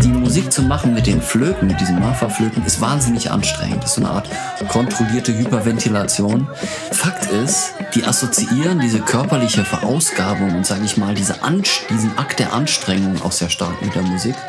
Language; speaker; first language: German; native; German